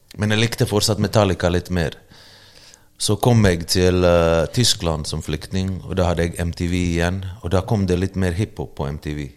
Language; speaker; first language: Norwegian; early bilingual, other home language; Bosnian